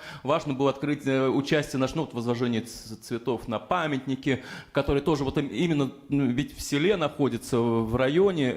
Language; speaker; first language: Russian; native; Russian